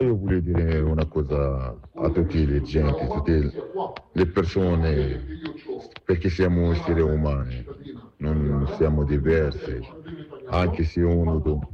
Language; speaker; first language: Italian; non-native, learner; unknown